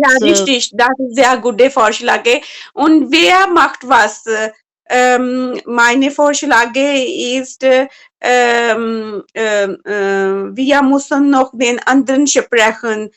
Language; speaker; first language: German; non-native, learner; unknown